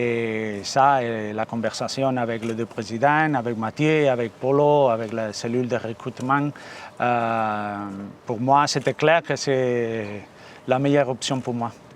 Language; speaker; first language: French; non-native, fluent; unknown